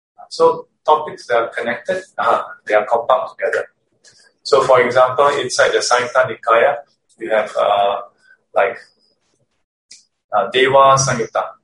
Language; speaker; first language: English; native; English